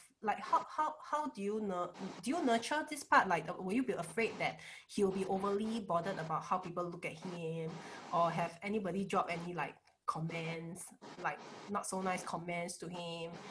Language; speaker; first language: English; non-native, local second language; Chinese